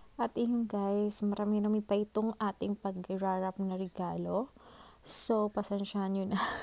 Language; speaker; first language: Filipino; non-native, local second language; Cebuano